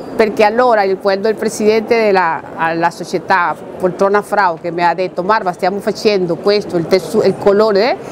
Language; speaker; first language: Italian; non-native, fluent; Spanish